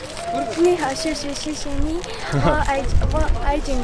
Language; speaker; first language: Chinese; non-native, learner; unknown